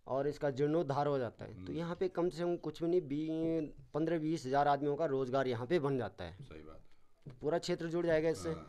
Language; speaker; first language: Hindi; non-native, local second language; Garhwali